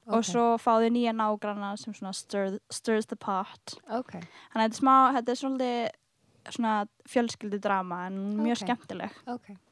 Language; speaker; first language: Icelandic; early bilingual, other home language; Filipino